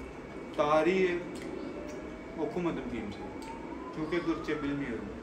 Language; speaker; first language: Turkish; non-native, learner; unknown